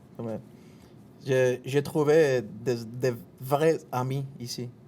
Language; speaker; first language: French; non-native, learner; Spanish